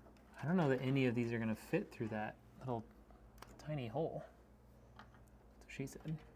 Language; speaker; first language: English; native; English